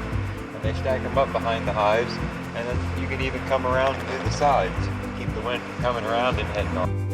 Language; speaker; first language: English; native; English